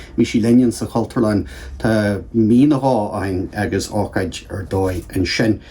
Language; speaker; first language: Irish; native; Irish